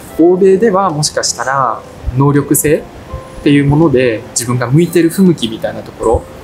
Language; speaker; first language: Japanese; early bilingual, other home language; Russian